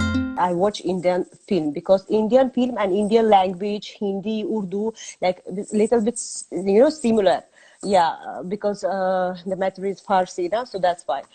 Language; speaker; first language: English; non-native, learner; Azerbaijani